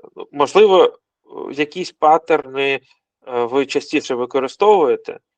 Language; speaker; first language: Ukrainian; non-native, local second language; Russian